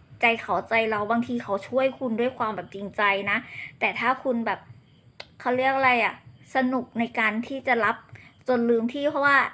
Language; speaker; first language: Thai; native; Thai